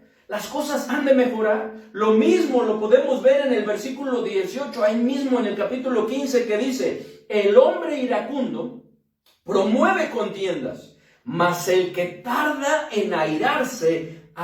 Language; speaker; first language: Spanish; native; Spanish